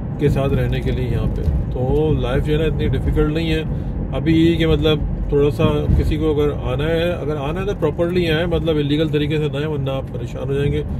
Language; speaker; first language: Urdu; native; Urdu